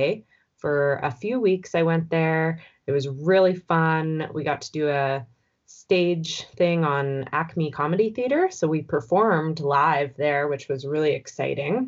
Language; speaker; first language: English; native; English